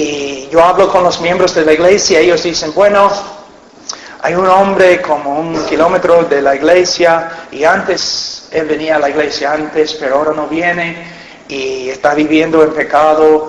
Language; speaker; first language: Spanish; non-native, fluent; English